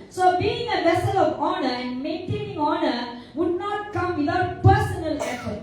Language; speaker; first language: English; non-native, local second language; Tamil